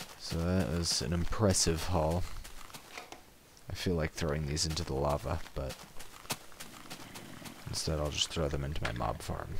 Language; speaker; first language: English; native; English